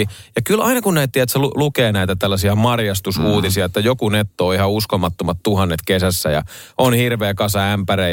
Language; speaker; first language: Finnish; native; Finnish